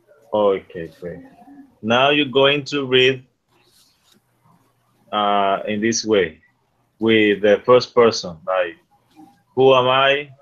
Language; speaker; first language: English; non-native, fluent; Spanish